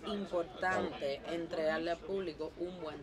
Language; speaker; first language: Spanish; native; Spanish